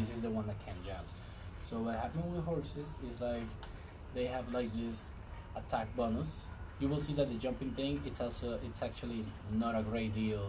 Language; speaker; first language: English; non-native, fluent; Spanish